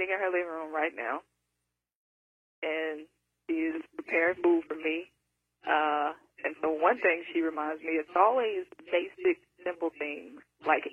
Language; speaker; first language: English; native; English